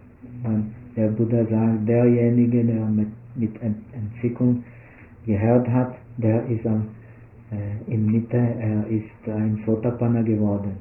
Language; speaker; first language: German; non-native, fluent; Czech